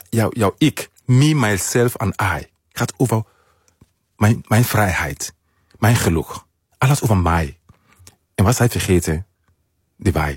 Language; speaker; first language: Dutch; non-native, fluent; Mandingo